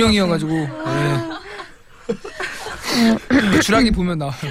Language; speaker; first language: Korean; native; Korean